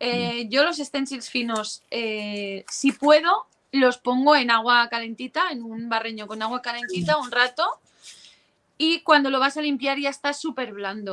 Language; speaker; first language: Spanish; native; Spanish